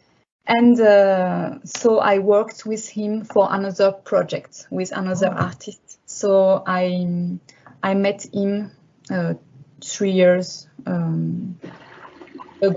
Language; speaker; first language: English; non-native, learner; French